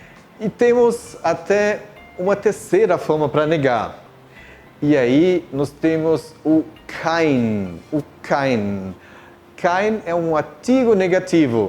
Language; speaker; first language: Portuguese; non-native, fluent; German